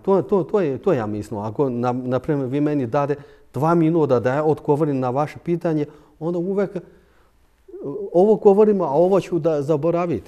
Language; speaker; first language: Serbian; non-native, fluent; Chinese